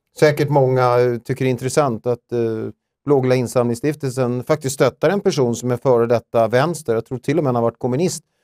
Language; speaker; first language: Swedish; native; Swedish